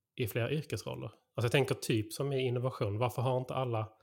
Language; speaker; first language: Swedish; native; Swedish